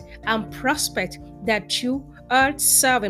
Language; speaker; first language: English; non-native, local second language; Yoruba